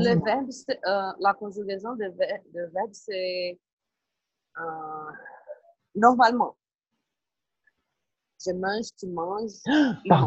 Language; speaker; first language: French; non-native, learner; Portuguese